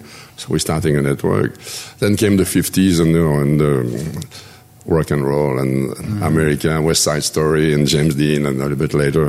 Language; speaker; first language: English; non-native, fluent; French